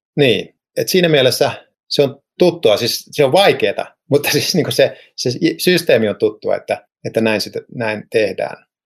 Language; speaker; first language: Finnish; native; Finnish